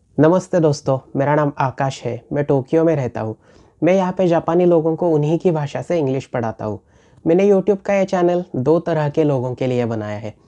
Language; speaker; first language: Hindi; non-native, local second language; Marathi